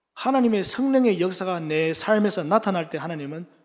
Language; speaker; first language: Korean; early bilingual, heritage; Korean